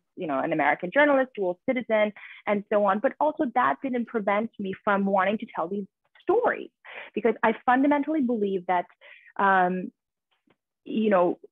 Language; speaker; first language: English; early bilingual, other home language; Persian